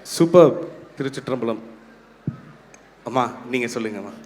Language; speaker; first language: Tamil; native; Tamil